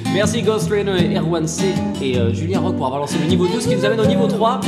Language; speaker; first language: French; native; French